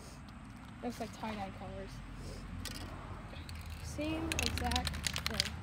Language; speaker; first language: English; native; English